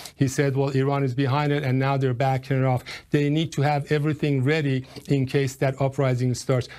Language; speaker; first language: English; non-native, fluent; Persian